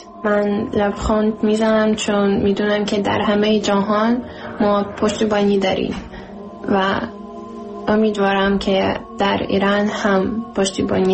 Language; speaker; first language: Persian; non-native, learner; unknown